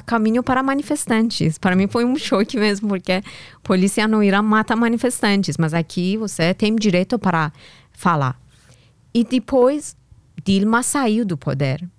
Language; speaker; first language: Portuguese; non-native, learner; Persian